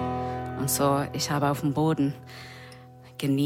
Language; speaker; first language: German; non-native, learner; English